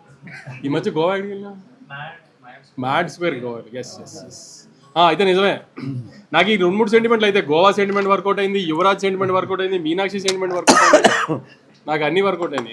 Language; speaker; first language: Telugu; native; Telugu